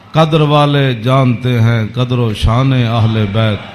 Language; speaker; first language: Urdu; non-native, local second language; Punjabi